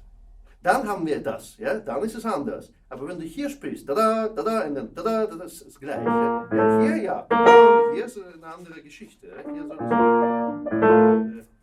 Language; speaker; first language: German; non-native, fluent; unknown